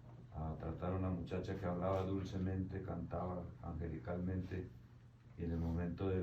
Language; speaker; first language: Spanish; native; Spanish